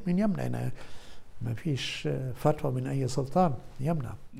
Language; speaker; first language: Arabic; non-native, fluent; German